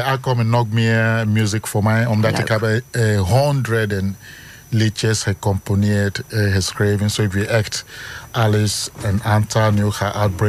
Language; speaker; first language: Dutch; non-native, learner; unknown